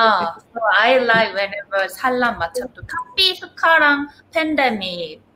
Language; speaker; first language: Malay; non-native, learner; Korean